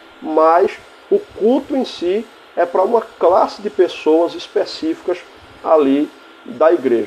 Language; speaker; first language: Portuguese; native; Portuguese